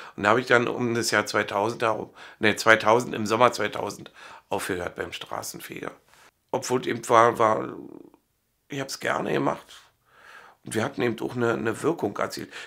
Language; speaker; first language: German; native; German